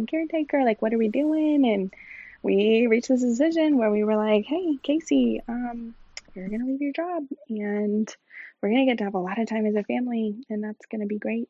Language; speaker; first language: English; native; English